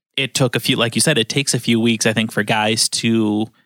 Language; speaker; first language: English; native; English